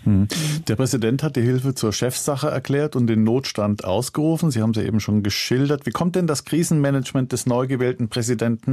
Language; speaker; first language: German; native; German